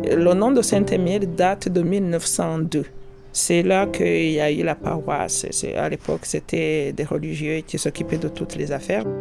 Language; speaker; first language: French; non-native, local second language; Kinyarwanda